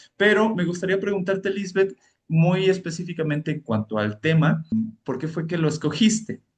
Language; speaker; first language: Spanish; native; Spanish